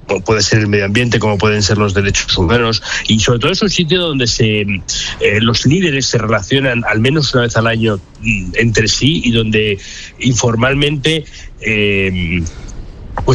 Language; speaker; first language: Spanish; native; Spanish